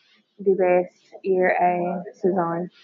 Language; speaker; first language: Spanish; non-native, learner; English